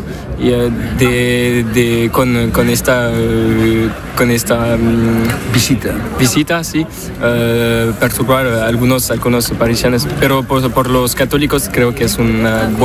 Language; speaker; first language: Spanish; non-native, learner; French